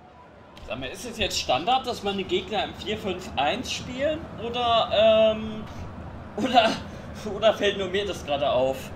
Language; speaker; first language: German; native; German